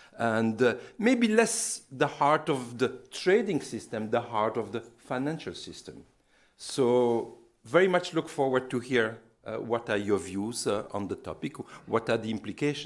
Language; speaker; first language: English; non-native, fluent; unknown